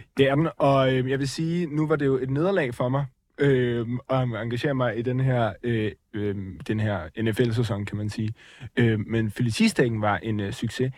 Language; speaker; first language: Danish; native; Danish